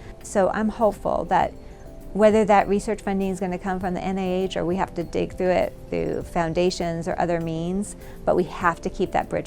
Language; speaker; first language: English; native; English